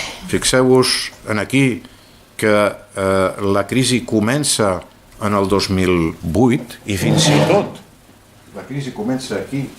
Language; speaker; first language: Catalan; native; Catalan